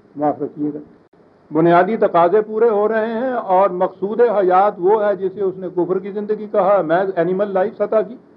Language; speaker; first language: Urdu; native; Urdu